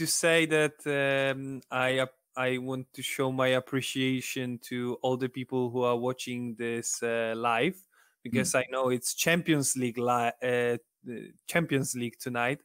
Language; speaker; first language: English; non-native, fluent; Polish